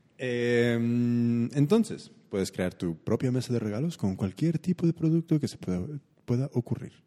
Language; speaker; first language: Spanish; early bilingual, heritage; Spanish